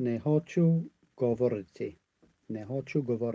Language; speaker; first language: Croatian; non-native, learner; English